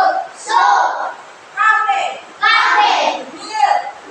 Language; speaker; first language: English; non-native, learner; Indonesian